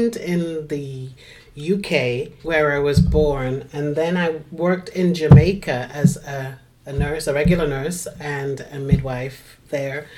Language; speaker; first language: English; native; English